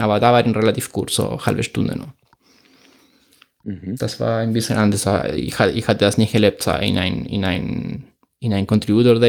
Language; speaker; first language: German; non-native, fluent; Spanish